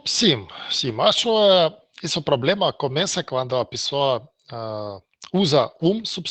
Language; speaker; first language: Portuguese; non-native, learner; Russian